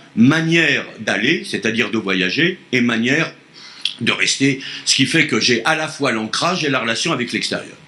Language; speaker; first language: French; native; French